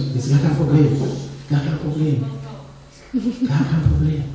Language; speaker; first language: German; non-native, fluent; Russian